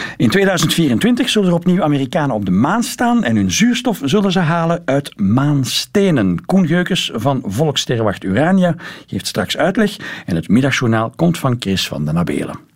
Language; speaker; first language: Dutch; native; Dutch